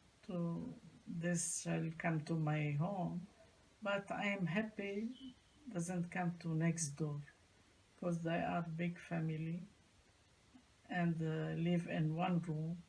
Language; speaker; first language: English; non-native, learner; Arabic